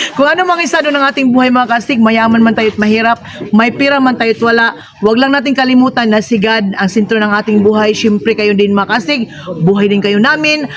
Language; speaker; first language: Filipino; non-native, local second language; Cebuano